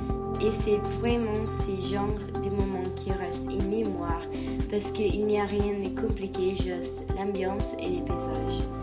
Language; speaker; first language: French; non-native, learner; Italian